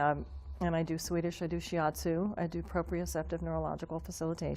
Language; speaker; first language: English; native; English